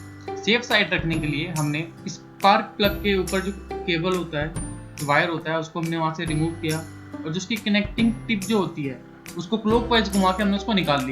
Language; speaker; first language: Hindi; native; Hindi